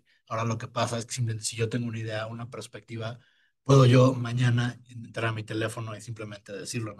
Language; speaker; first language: Spanish; native; Spanish